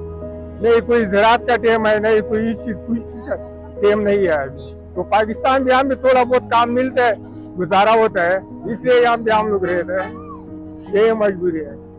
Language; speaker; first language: Hindi; non-native, local second language; Pashto